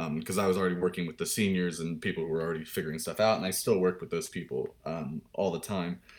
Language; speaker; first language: English; native; English